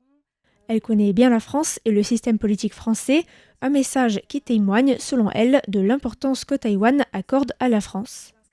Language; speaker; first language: French; native; French